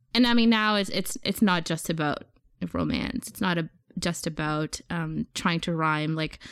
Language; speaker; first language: English; early bilingual, other home language; Urdu